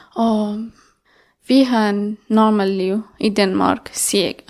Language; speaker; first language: Danish; non-native, learner; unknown